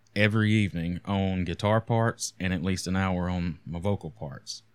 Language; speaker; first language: English; native; English